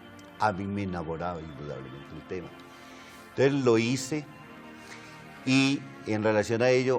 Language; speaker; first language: Spanish; native; Spanish